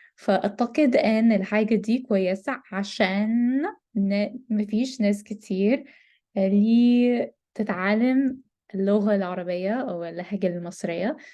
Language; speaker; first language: Arabic; non-native, learner; English